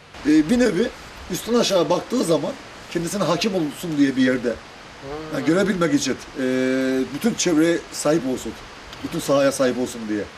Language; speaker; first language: Turkish; native; Turkish